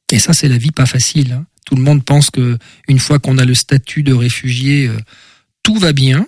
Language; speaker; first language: French; native; French